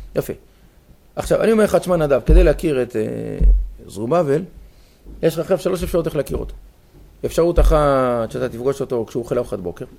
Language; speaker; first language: Hebrew; native; Hebrew